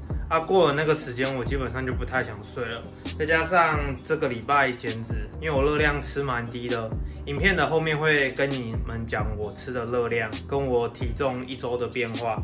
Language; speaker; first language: Chinese; native; Chinese